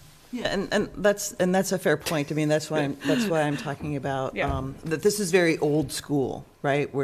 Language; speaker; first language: English; native; English